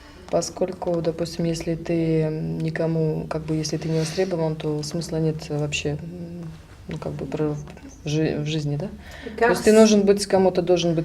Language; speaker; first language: Russian; native; Russian